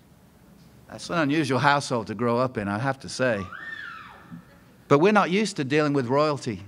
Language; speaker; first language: English; native; English